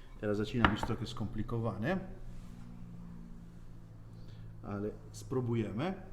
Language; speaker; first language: Polish; non-native, learner; Italian